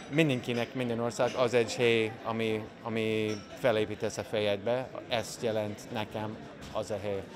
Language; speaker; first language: Hungarian; non-native, fluent; English